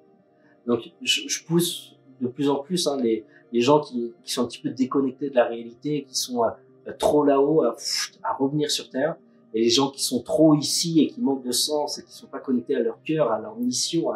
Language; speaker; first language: French; native; French